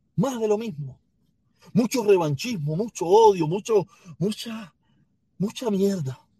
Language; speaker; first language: Spanish; native; Spanish